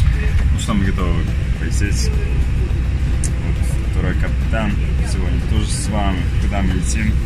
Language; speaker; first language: Russian; non-native, learner; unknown